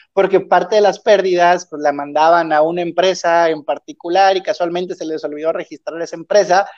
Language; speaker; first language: Spanish; native; Spanish